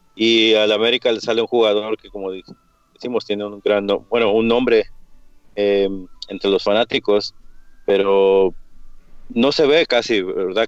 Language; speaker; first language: Spanish; early bilingual, heritage; Spanish